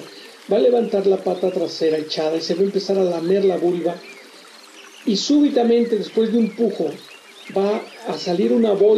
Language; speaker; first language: Spanish; native; Spanish